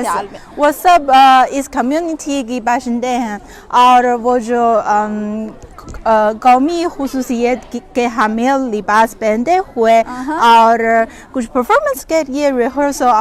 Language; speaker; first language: Urdu; non-native, fluent; Chinese